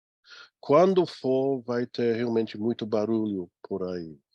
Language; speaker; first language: Portuguese; non-native, fluent; English